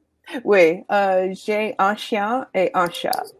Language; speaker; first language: French; non-native, learner; English